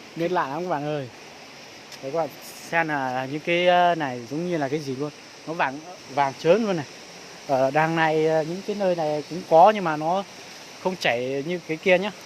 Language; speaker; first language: Vietnamese; non-native, local second language; Hmong